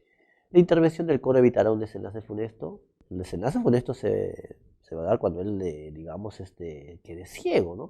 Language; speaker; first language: Spanish; native; Spanish